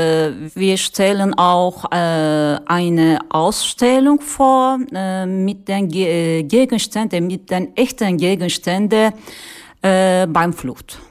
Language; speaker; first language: German; non-native, learner; Turkish